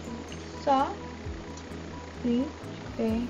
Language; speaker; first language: French; non-native, learner; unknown